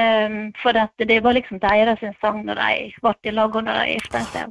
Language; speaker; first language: Norwegian; native; Norwegian